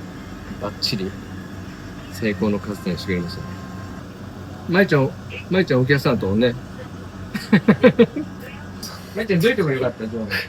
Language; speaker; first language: Japanese; native; Japanese